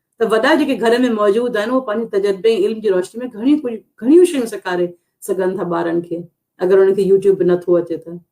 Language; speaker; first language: Sindhi; non-native, local second language; Urdu